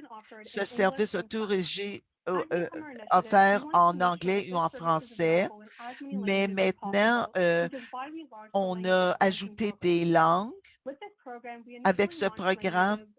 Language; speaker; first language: French; non-native, fluent; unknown